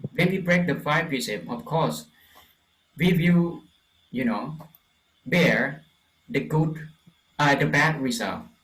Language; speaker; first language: English; non-native, fluent; Lao